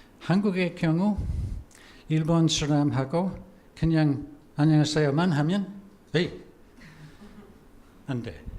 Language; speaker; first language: Korean; non-native, fluent; English